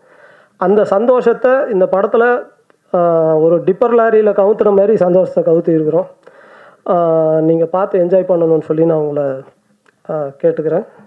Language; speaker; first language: Tamil; native; Tamil